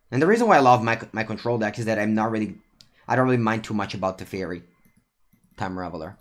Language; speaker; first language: English; non-native, fluent; Italian